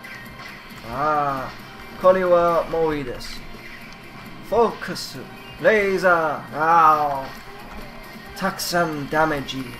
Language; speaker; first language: Japanese; non-native, learner; English